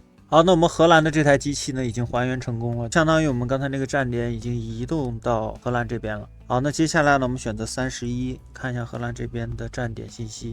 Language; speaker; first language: Chinese; native; Chinese